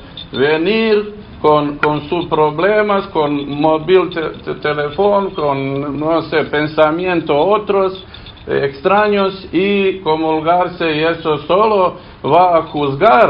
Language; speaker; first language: Spanish; non-native, learner; Serbian